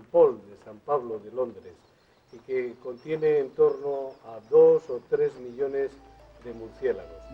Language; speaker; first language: Spanish; native; Spanish